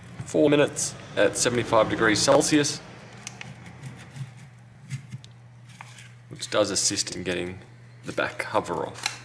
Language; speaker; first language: English; native; English